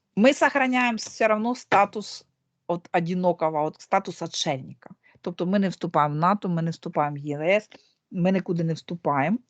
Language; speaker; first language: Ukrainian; non-native, local second language; Russian